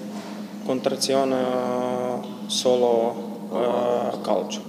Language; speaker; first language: Italian; non-native, learner; Croatian